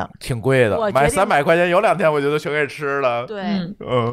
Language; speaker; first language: Chinese; native; Chinese